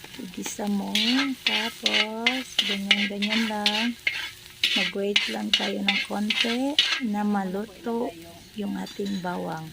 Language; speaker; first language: Filipino; non-native, local second language; Cebuano